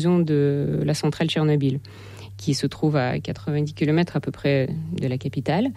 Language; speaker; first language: French; non-native, fluent; Russian